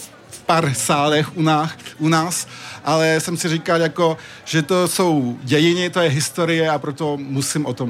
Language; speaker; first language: Czech; early bilingual, heritage; French